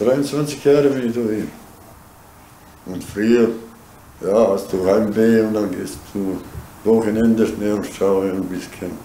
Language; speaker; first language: German; non-native, learner; Bosnian